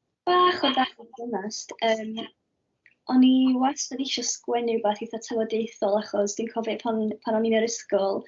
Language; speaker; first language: Welsh; native; Welsh